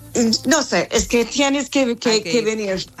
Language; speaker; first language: Spanish; non-native, learner; English